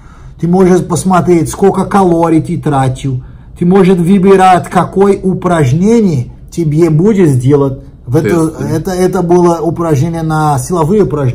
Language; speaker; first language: Russian; non-native, learner; Portuguese